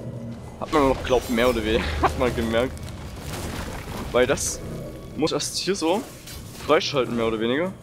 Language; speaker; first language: German; native; German